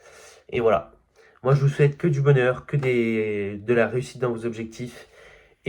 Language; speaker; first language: French; native; French